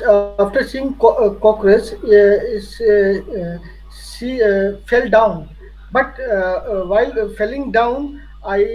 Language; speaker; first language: English; non-native, learner; Hindi